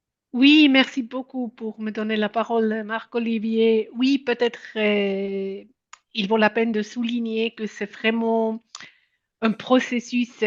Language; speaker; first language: French; non-native, local second language; German